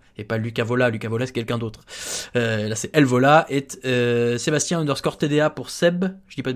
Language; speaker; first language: French; native; French